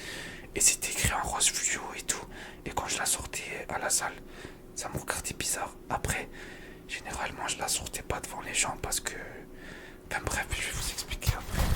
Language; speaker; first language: French; native; French